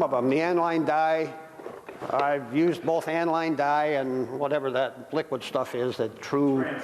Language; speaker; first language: English; native; English